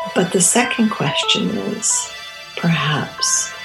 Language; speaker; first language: English; early bilingual, other home language; Romany